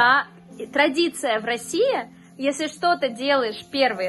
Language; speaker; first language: Russian; native; Russian